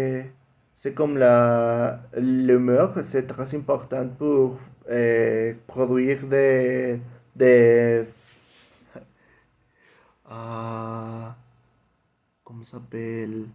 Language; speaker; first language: French; non-native, learner; Spanish